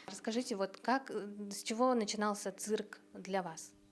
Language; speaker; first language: Russian; native; Russian